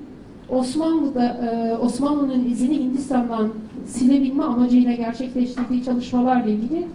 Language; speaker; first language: Turkish; native; Turkish